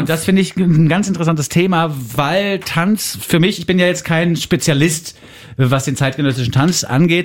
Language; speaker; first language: German; native; German